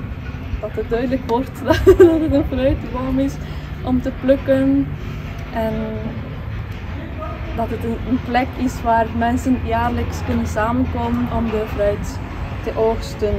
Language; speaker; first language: Dutch; non-native, fluent; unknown